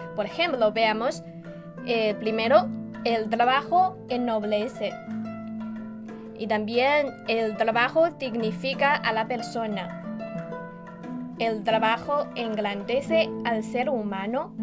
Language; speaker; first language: Spanish; non-native, fluent; Chinese